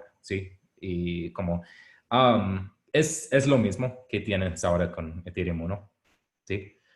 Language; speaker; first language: Spanish; non-native, learner; English